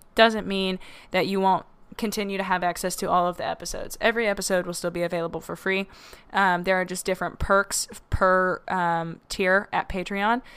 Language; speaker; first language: English; native; English